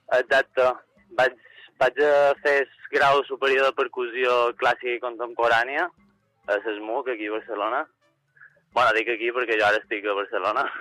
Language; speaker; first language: Catalan; native; Catalan